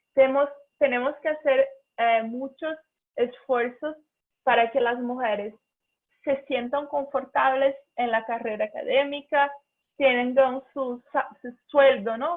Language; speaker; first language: Spanish; non-native, fluent; Portuguese